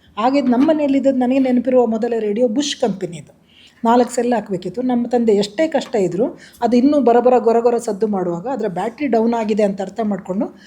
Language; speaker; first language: Kannada; non-native, local second language; Tulu